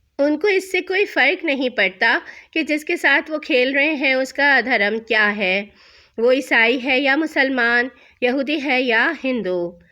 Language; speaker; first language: Urdu; native; Urdu